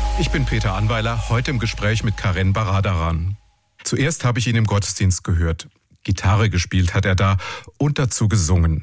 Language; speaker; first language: German; native; German